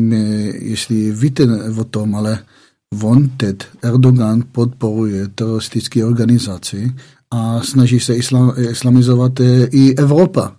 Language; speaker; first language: Czech; non-native, fluent; Hebrew